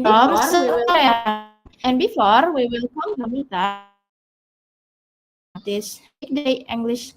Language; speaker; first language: English; non-native, learner; Indonesian